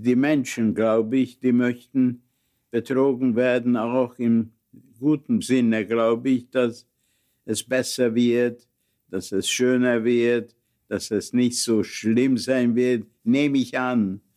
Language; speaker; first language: German; non-native, fluent; Hungarian